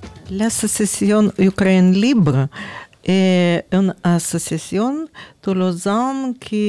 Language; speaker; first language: French; non-native, learner; Ukrainian